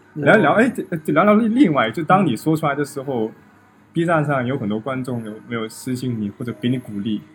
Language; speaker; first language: Chinese; native; Chinese